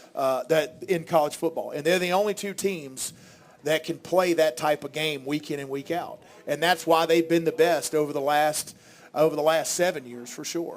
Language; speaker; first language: English; native; English